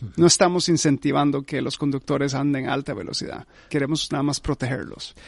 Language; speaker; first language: Spanish; early bilingual, heritage; Spanish